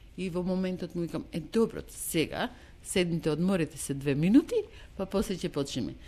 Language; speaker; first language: Macedonian; native; Macedonian